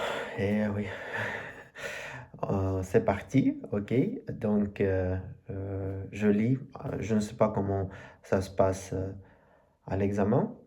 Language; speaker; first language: French; non-native, learner; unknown